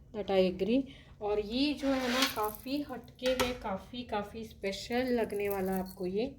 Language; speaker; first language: Hindi; non-native, local second language; Telugu